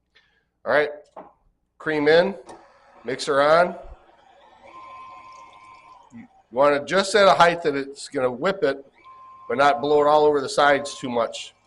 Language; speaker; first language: English; native; English